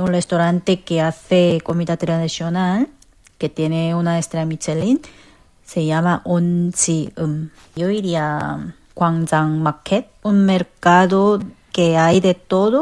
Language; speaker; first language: Spanish; non-native, fluent; Korean